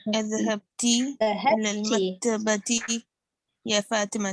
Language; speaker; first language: Arabic; non-native, learner; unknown